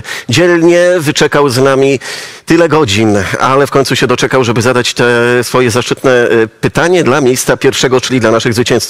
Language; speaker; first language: Polish; native; Polish